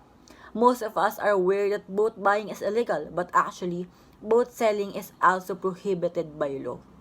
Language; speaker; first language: English; non-native, local second language; Filipino